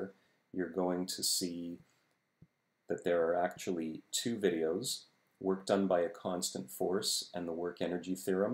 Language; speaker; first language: English; native; English